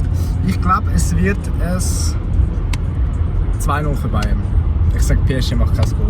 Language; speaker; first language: German; native; German